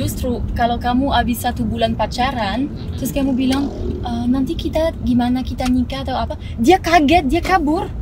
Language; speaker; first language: Indonesian; non-native, fluent; French